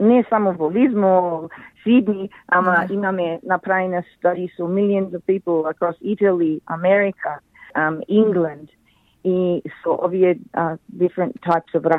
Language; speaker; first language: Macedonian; early bilingual, heritage; Macedonian